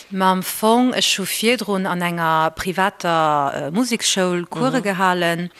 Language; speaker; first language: Luxembourgish; early bilingual, other home language; Portuguese